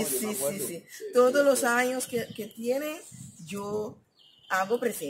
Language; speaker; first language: Spanish; non-native, learner; Papiamento